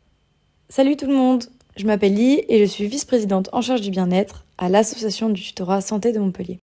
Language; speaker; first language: French; native; French